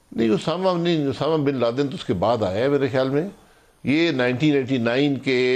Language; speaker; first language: Urdu; non-native, local second language; Sindhi